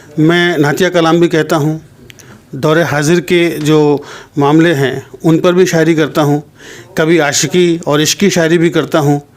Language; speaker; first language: Hindi; native; Hindi